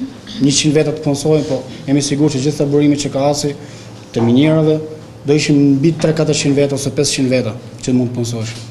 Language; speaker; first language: Albanian; native; Albanian